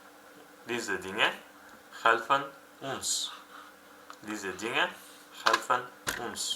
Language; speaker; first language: German; non-native, fluent; Uzbek